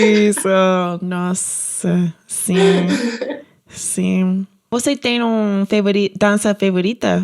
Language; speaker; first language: Portuguese; non-native, learner; English